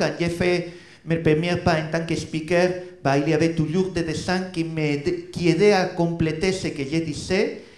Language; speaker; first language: French; non-native, fluent; Spanish